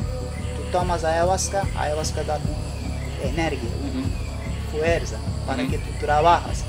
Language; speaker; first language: Spanish; non-native, learner; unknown